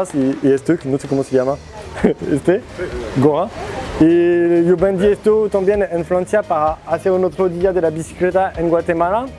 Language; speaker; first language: Spanish; non-native, learner; French